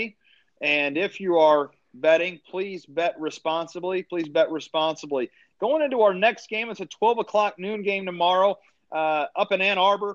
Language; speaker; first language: English; native; English